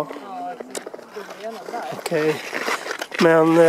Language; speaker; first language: Swedish; native; Swedish